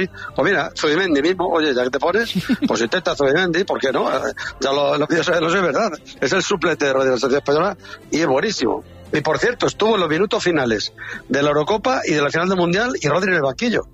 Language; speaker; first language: Spanish; native; Spanish